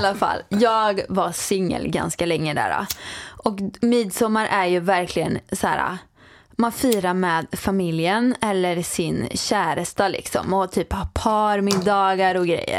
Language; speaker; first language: Swedish; native; Swedish